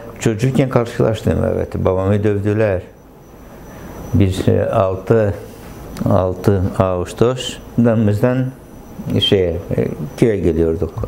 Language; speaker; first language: Turkish; non-native, local second language; Greek